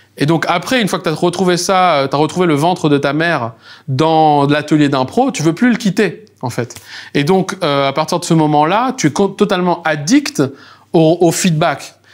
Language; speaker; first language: French; native; French